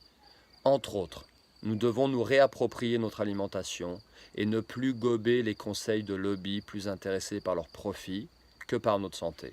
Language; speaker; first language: French; native; French